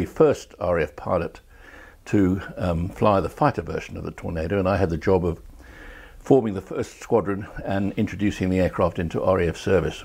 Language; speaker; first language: English; native; English